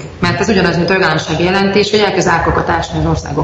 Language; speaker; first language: Hungarian; native; Hungarian